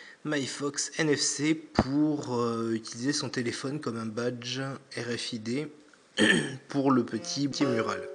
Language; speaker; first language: French; native; French